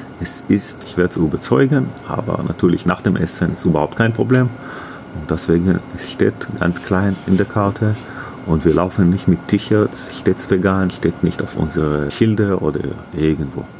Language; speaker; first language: German; non-native, learner; Hebrew